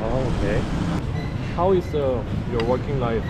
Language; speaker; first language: English; non-native, learner; Korean